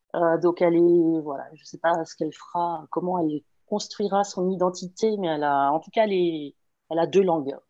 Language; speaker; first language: French; native; French